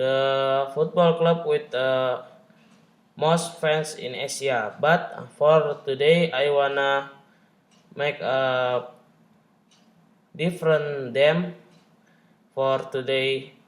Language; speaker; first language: English; non-native, learner; Indonesian